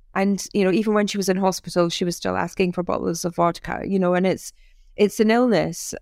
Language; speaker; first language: English; native; English